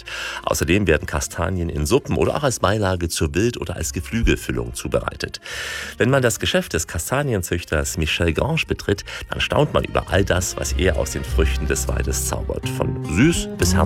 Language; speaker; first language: German; native; German